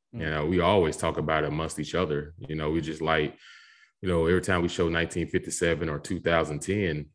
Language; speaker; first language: English; native; English